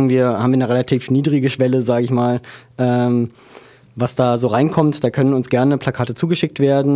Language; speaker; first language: German; native; German